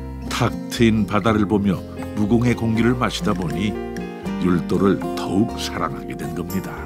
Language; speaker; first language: Korean; native; Korean